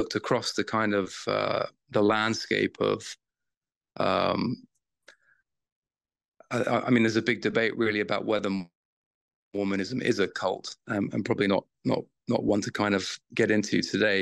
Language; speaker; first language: English; native; English